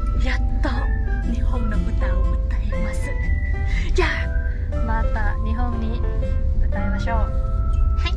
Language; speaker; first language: Japanese; non-native, fluent; Thai